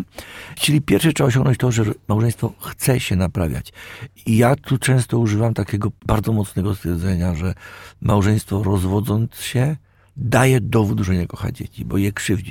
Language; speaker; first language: Polish; native; Polish